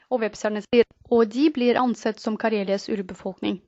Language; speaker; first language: Norwegian; non-native, fluent; Russian